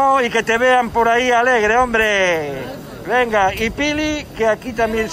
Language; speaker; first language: Spanish; native; Spanish